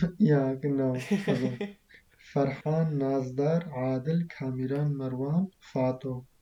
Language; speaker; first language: German; early bilingual, other home language; Kurdish